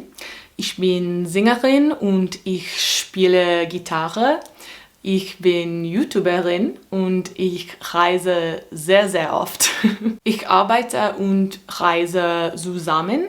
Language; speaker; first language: German; non-native, learner; English